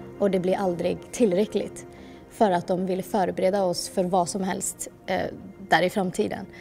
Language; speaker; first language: Swedish; early bilingual, other home language; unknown